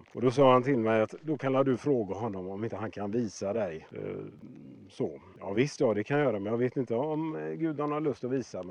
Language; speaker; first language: Swedish; native; Swedish